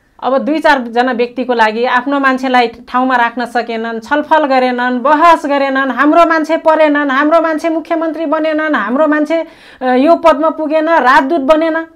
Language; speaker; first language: Nepali; non-native, local second language; Rana Tharu